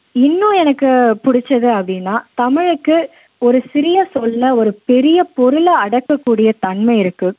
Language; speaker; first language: Tamil; early bilingual, heritage; Tamil